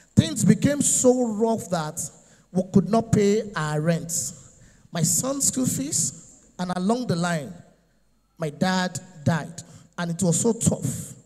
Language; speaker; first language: English; non-native, local second language; Yoruba